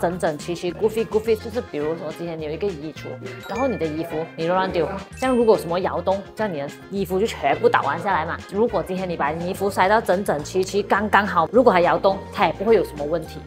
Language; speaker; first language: Chinese; native; Chinese